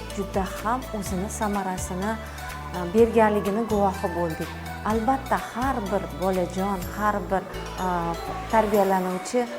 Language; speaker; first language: Uzbek; native; Uzbek